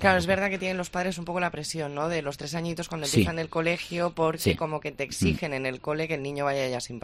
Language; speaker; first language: Spanish; native; Spanish